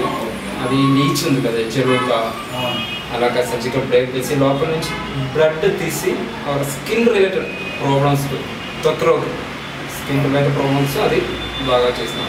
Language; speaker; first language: Telugu; non-native, learner; Malayalam